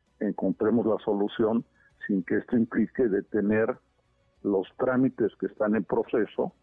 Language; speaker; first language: Spanish; native; Spanish